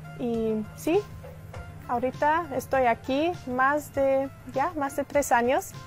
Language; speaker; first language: Spanish; non-native, learner; German